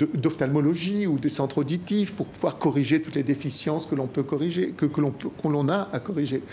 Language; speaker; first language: French; native; French